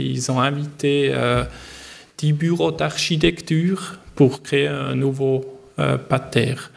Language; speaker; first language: French; non-native, learner; German